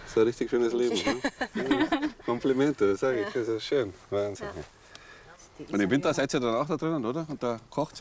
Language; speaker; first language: German; native; German